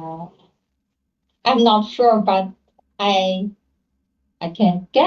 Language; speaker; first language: English; non-native, learner; Chinese